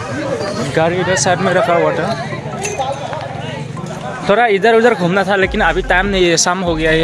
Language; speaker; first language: Hindi; non-native, local second language; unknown